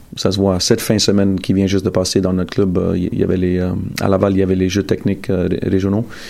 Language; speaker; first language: French; early bilingual, other home language; Italian